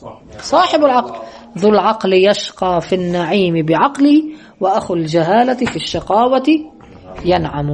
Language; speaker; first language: Arabic; native; Arabic